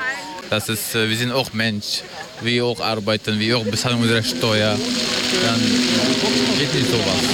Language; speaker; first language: German; non-native, learner; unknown